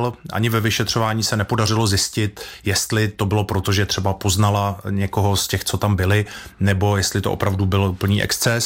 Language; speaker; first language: Czech; native; Czech